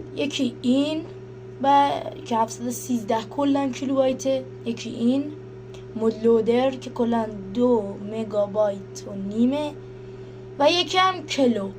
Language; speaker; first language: Persian; native; Persian